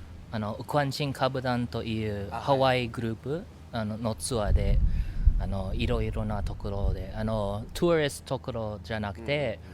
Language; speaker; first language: Japanese; non-native, learner; English